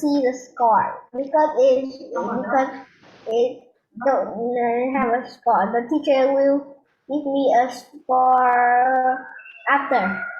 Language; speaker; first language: English; non-native, learner; Vietnamese